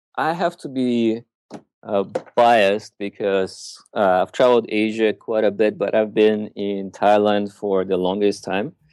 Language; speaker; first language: English; early bilingual, other home language; Russian